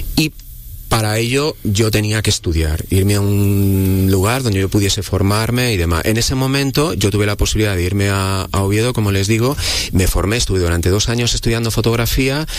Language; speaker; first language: Spanish; native; Spanish